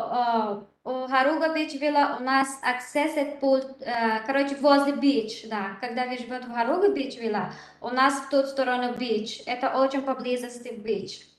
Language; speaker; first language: Russian; non-native, learner; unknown